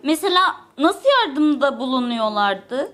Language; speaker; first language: Turkish; native; Turkish